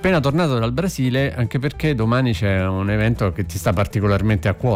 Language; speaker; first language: Italian; native; Italian